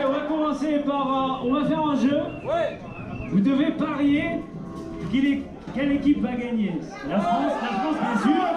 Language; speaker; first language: French; non-native, fluent; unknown